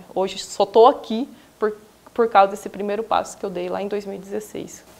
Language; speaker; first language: Portuguese; native; Portuguese